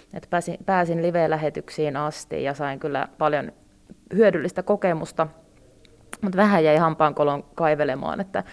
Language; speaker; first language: Finnish; early bilingual, other home language; Russian